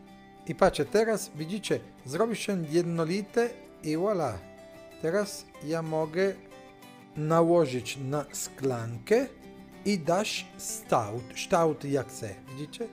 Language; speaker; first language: Polish; non-native, fluent; Italian